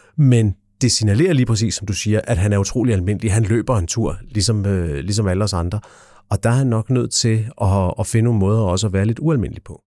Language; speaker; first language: Danish; native; Danish